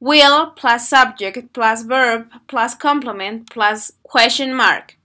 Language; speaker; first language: English; non-native, fluent; Spanish